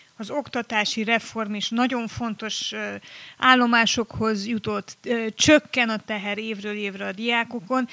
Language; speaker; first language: Hungarian; native; Hungarian